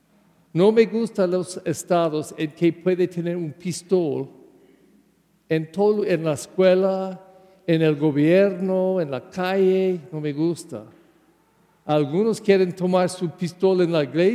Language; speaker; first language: Spanish; non-native, learner; English